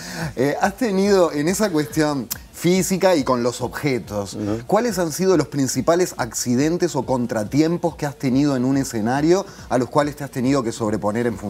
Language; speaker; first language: Spanish; native; Spanish